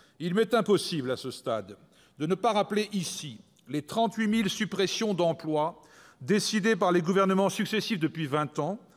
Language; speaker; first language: French; native; French